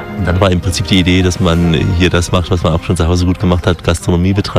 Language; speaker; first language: German; native; German